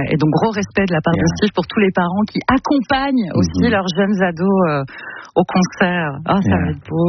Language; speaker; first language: French; native; French